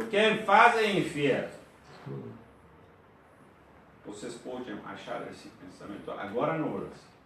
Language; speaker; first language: Portuguese; non-native, fluent; Persian